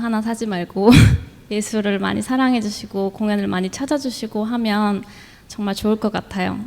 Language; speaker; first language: Korean; native; Korean